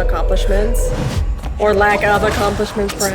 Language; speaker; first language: English; native; English